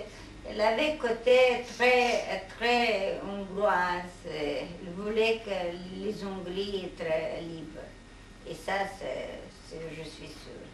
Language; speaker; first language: French; non-native, fluent; Hungarian